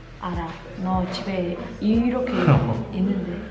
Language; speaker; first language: Korean; non-native, learner; Vietnamese